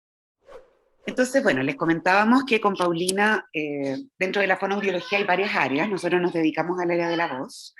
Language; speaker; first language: Spanish; native; Spanish